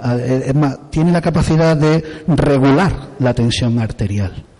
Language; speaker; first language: Spanish; native; Spanish